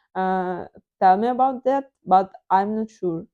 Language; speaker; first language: English; non-native, learner; Ukrainian